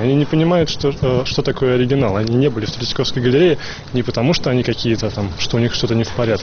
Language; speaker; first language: Russian; native; Russian